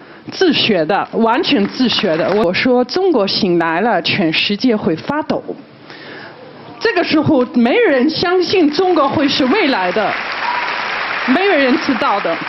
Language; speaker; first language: Chinese; non-native, fluent; German